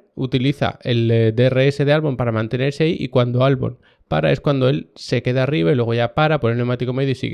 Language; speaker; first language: Spanish; native; Spanish